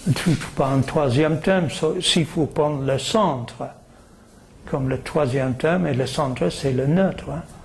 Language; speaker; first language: French; non-native, learner; English